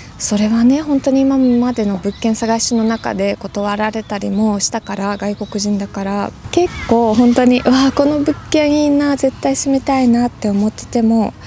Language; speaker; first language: Japanese; non-native, fluent; Russian